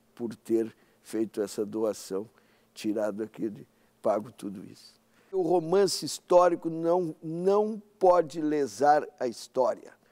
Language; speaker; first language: Portuguese; native; Portuguese